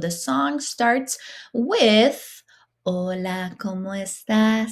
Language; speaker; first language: Spanish; non-native, fluent; English